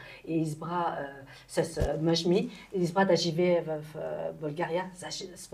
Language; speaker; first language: Bulgarian; non-native, learner; French